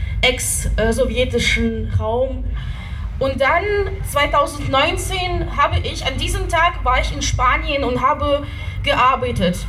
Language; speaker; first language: German; non-native, fluent; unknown